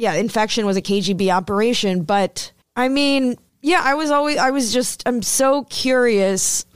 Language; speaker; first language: English; early bilingual, other home language; Hindi